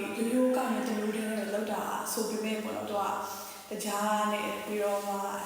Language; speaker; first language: Burmese; non-native, local second language; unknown